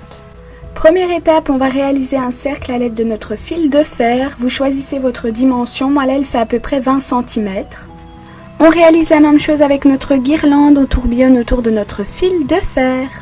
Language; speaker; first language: French; native; French